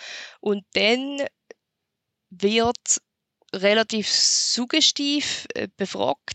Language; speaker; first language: German; native; German